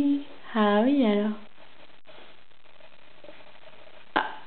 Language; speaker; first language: French; native; French